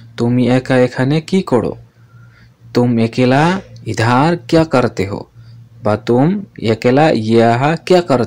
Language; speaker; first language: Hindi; non-native, fluent; Bangla